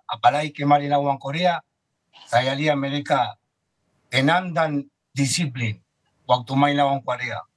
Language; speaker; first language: Indonesian; non-native, fluent; Spanish